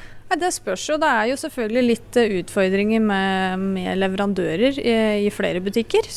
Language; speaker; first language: Norwegian; native; Norwegian